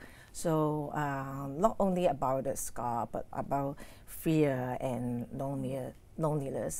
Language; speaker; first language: English; non-native, learner; Cantonese